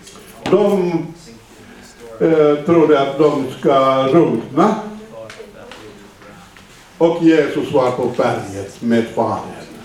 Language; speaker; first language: Swedish; non-native, fluent; Finnish